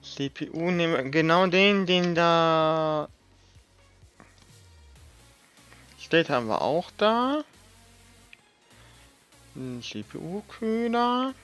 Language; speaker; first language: German; native; German